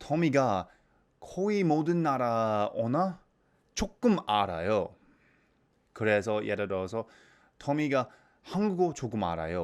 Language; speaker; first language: Korean; non-native, learner; English